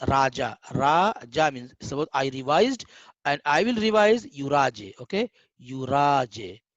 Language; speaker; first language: English; non-native, learner; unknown